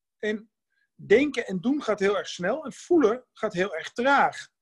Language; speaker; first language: Dutch; native; Dutch